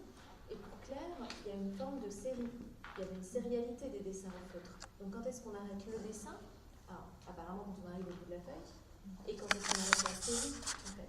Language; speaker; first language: French; native; French